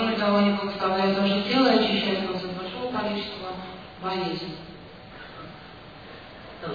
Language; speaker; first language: Russian; native; Russian